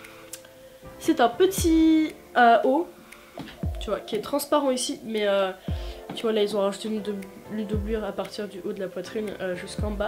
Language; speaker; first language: French; native; French